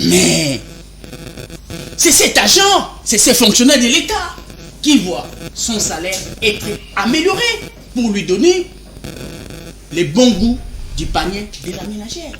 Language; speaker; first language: French; non-native, local second language; Lingala